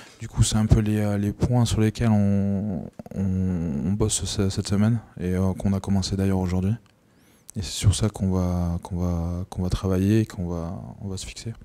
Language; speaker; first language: French; native; French